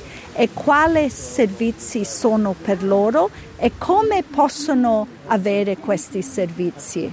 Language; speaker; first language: Italian; early bilingual, heritage; Italian